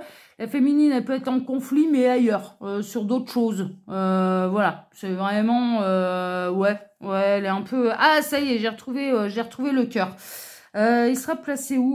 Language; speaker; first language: French; native; French